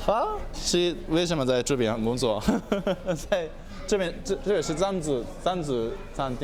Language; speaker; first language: Chinese; non-native, fluent; Japanese